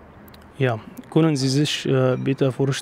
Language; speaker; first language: German; non-native, learner; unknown